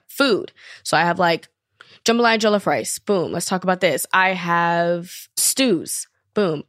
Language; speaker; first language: English; native; English